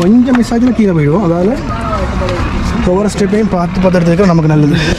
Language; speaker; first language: Tamil; native; Tamil